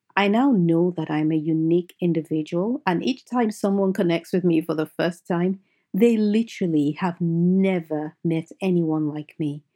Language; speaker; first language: English; non-native, local second language; Yoruba